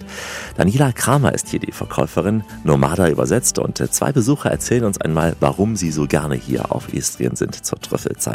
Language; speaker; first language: German; native; German